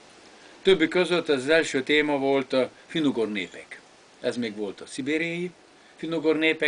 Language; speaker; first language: Hungarian; non-native, fluent; Lithuanian